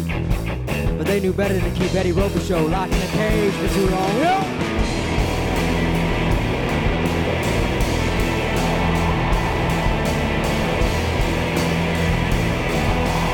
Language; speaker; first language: English; native; English